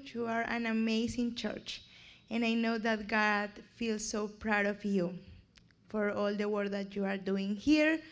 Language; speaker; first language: English; non-native, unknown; Spanish